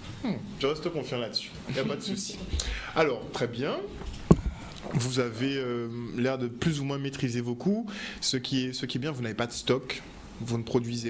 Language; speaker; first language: French; native; French